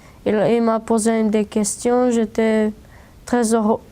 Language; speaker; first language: French; non-native, learner; Romanian